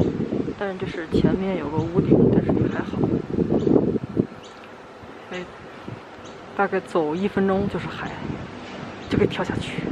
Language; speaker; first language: Chinese; native; Chinese